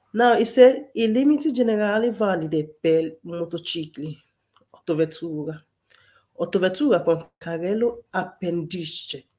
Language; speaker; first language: Italian; non-native, fluent; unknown